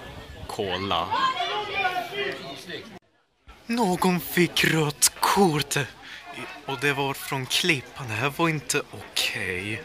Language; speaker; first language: Swedish; early bilingual, other home language; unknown